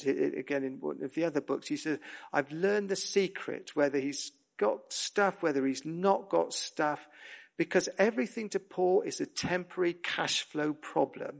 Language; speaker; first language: English; native; English